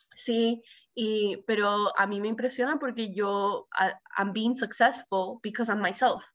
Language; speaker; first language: Spanish; early bilingual, heritage; Spanish